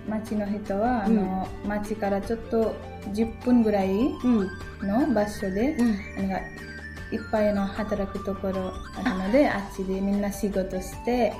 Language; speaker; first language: Japanese; non-native, learner; Nepali